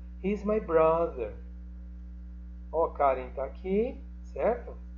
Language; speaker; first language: English; non-native, fluent; Portuguese